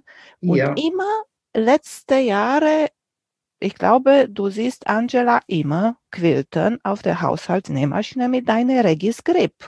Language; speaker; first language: German; non-native, fluent; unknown